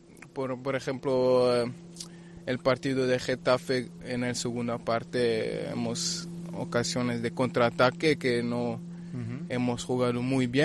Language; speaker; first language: Spanish; non-native, fluent; German